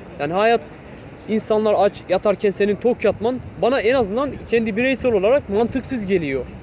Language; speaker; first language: Turkish; non-native, local second language; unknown